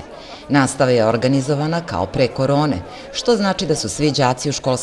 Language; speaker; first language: Serbian; native; Serbian